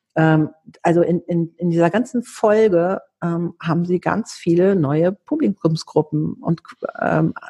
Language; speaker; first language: German; early bilingual, heritage; Greek